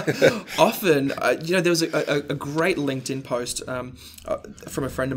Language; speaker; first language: English; native; English